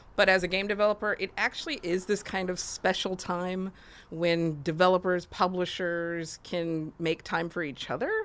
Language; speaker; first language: English; native; English